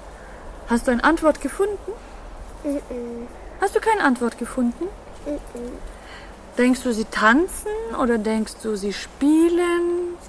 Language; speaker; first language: German; non-native, fluent; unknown